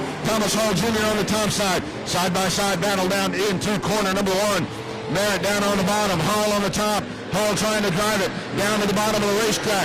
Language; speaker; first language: English; native; English